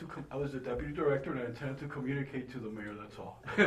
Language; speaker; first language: English; early bilingual, other home language; Spanish